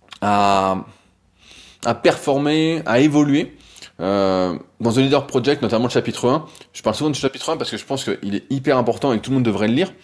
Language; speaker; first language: French; native; French